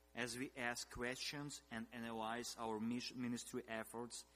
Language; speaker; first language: English; non-native, fluent; Russian